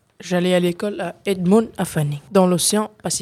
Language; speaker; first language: French; non-native, learner; English